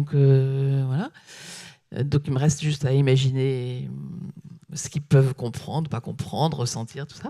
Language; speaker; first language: French; native; French